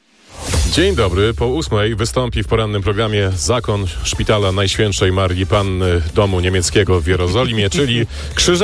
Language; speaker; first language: Polish; native; Polish